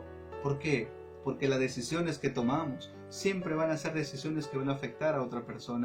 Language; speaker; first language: Spanish; native; Spanish